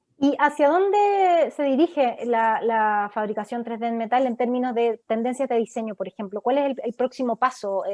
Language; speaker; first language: Spanish; native; Spanish